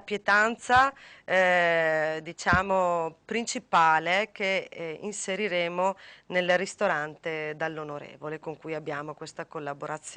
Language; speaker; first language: Italian; native; Italian